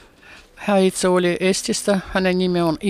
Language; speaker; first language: Finnish; non-native, fluent; Russian